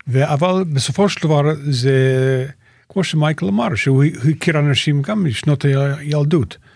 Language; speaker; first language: Hebrew; native; Hebrew